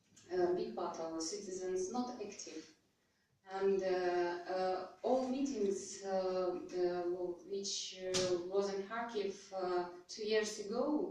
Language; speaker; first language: English; non-native, learner; Russian